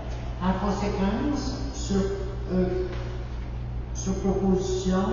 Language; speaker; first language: French; native; French